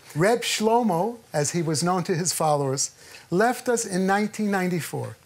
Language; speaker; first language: English; native; English